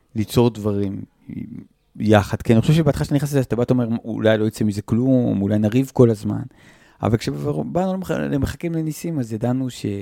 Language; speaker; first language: Hebrew; native; Hebrew